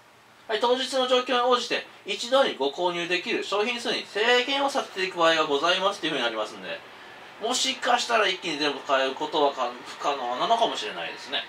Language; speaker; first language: Japanese; native; Japanese